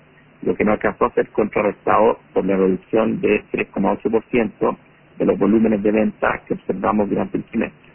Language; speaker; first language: Spanish; native; Spanish